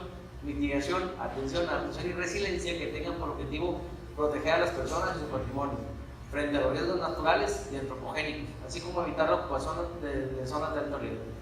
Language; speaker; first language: Spanish; native; Spanish